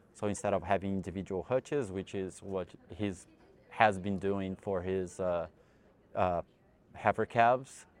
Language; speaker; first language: English; non-native, fluent; Portuguese